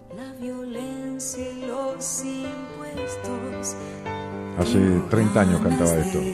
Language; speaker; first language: Spanish; native; Spanish